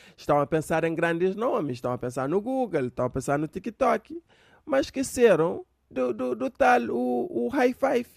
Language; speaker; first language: Portuguese; non-native, local second language; Kabuverdianu